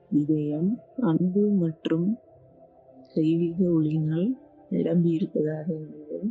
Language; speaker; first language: Tamil; native; Tamil